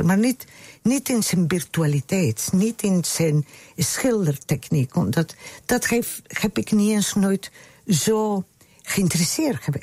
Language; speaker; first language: Dutch; non-native, fluent; Spanish